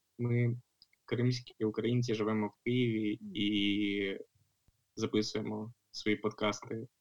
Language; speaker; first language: Ukrainian; native; Ukrainian